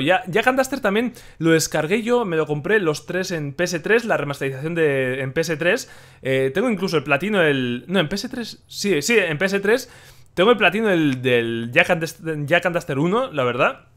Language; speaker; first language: Spanish; native; Spanish